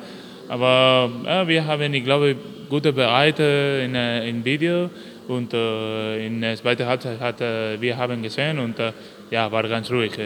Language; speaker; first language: German; non-native, learner; Spanish